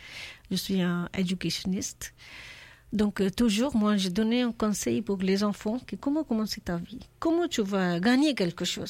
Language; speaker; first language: French; non-native, learner; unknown